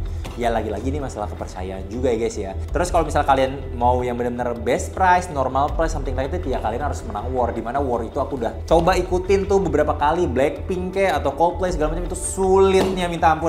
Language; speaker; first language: Indonesian; native; Indonesian